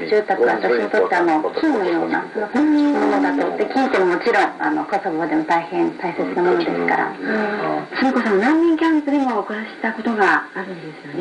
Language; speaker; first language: Japanese; native; Japanese